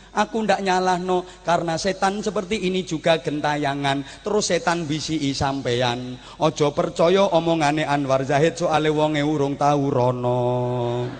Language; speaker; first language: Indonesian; non-native, local second language; Javanese